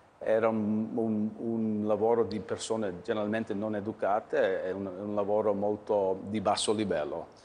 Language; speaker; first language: Italian; early bilingual, heritage; English